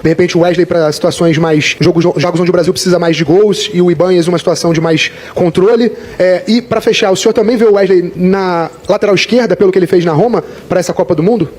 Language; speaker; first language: Portuguese; native; Portuguese